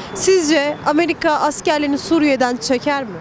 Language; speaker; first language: Turkish; native; Turkish